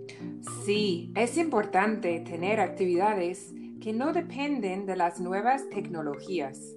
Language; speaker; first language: Spanish; non-native, fluent; English